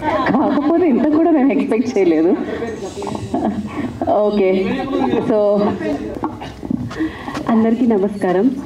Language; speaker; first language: Telugu; non-native, learner; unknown